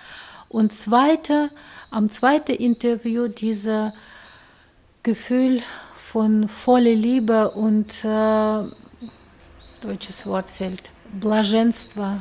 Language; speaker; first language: German; non-native, fluent; Russian